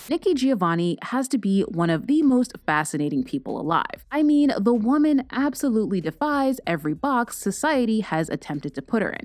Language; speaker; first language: English; native; English